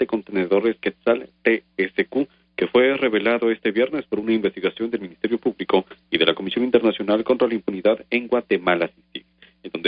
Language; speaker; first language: Spanish; native; Spanish